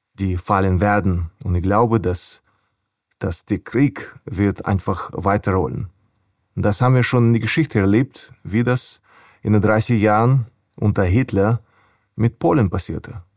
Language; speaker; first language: German; non-native, fluent; Ukrainian